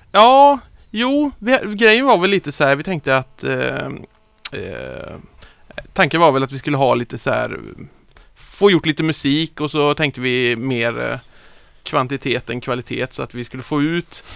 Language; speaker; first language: Swedish; native; Swedish